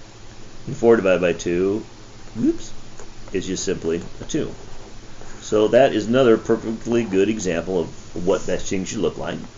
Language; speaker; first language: English; native; English